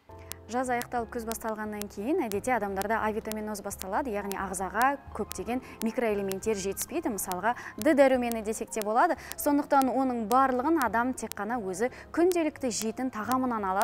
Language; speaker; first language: Kazakh; native; Kazakh